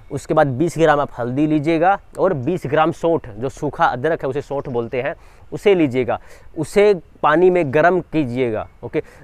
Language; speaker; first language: Hindi; native; Hindi